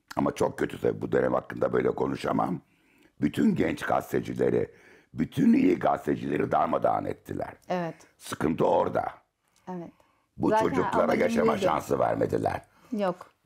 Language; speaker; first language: Turkish; native; Turkish